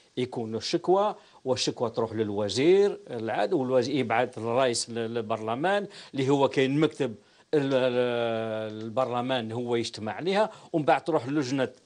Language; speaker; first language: Arabic; native; Arabic